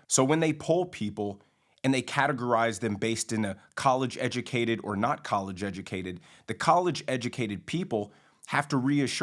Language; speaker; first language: English; native; English